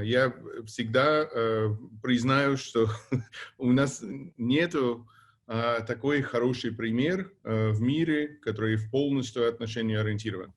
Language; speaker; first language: Russian; non-native, fluent; English